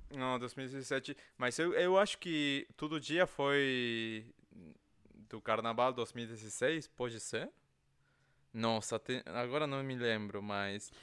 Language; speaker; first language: Portuguese; non-native, fluent; Spanish